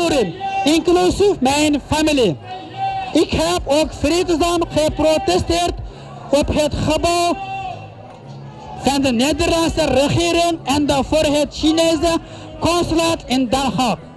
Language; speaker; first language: Dutch; non-native, fluent; Uyghur